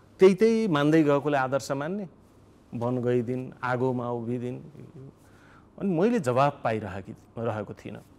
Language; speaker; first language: Nepali; non-native, local second language; Maithili